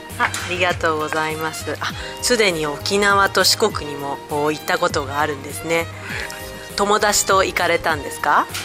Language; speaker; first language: Japanese; native; Japanese